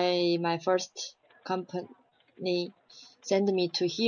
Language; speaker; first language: English; non-native, learner; Chinese